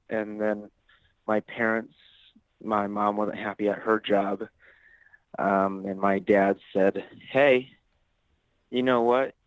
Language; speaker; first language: English; native; English